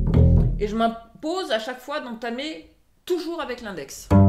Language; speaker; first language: French; native; French